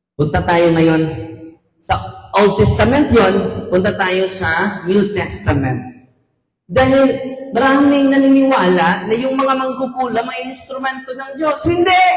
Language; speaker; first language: Filipino; non-native, local second language; Cebuano